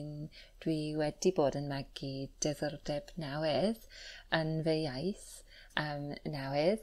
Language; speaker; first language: Welsh; non-native, learner; English